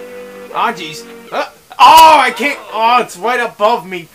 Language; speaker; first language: English; native; English